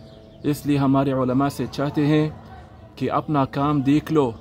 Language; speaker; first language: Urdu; non-native, learner; Arabic